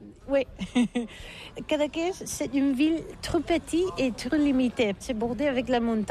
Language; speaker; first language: French; non-native, learner; Catalan